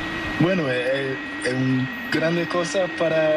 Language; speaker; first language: Spanish; non-native, learner; Portuguese